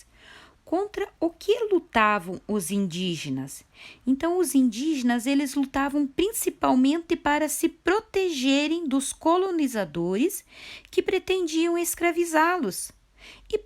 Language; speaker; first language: Portuguese; native; Portuguese